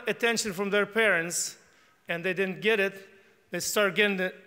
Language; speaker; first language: English; non-native, fluent; Ukrainian